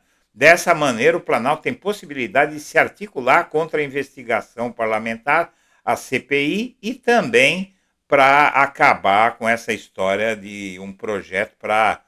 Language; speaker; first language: Portuguese; native; Portuguese